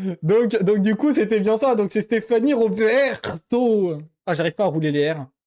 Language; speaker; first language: French; native; French